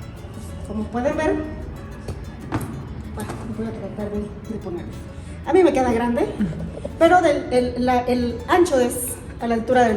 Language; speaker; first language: Spanish; native; Spanish